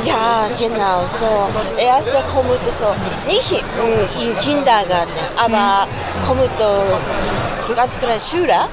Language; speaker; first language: German; non-native, learner; Japanese